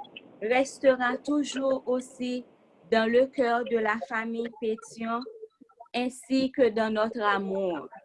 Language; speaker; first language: French; non-native, local second language; Haitian Creole